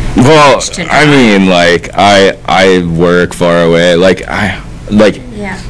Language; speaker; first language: English; native; English